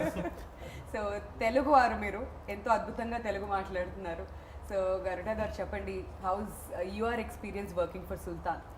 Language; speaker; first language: Telugu; native; Telugu